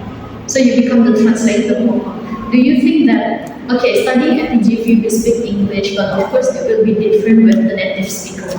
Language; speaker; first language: English; non-native, fluent; Indonesian